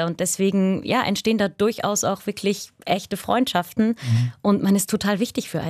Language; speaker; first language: German; native; German